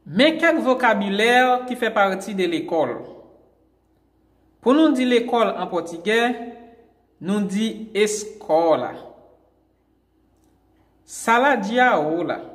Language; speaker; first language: French; non-native, local second language; Haitian Creole